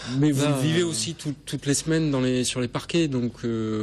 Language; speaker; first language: French; native; French